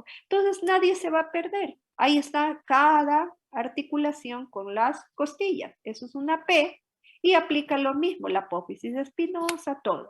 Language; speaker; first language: Spanish; native; Spanish